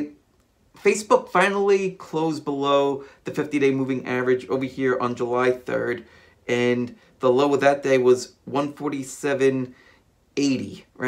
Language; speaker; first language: English; native; English